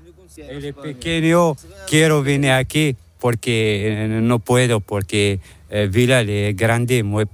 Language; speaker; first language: Spanish; non-native, learner; Arabic